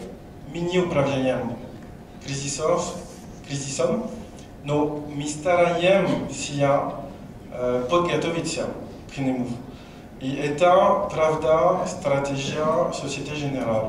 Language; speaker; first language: Russian; non-native, learner; French